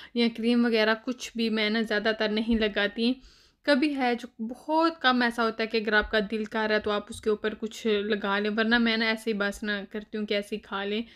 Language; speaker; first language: Urdu; native; Urdu